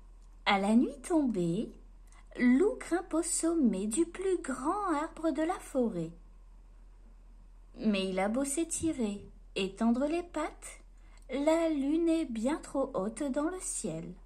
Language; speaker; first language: French; native; French